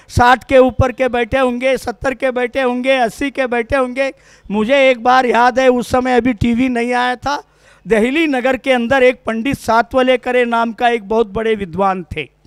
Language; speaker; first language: Hindi; non-native, local second language; Kannada